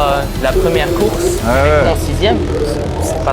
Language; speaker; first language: French; non-native, learner; Luxembourgish